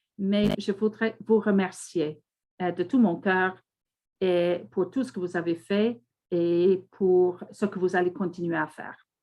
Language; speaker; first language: French; non-native, fluent; English